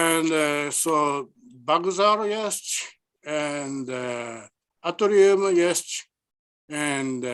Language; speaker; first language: English; non-native, learner; Japanese